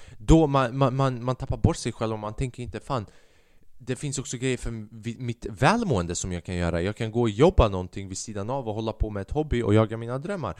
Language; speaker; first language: Swedish; early bilingual, other home language; Albanian